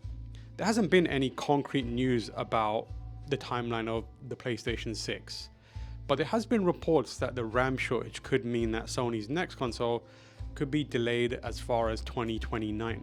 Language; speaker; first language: English; native; English